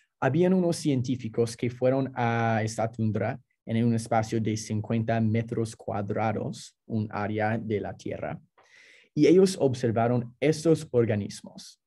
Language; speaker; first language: Spanish; non-native, fluent; English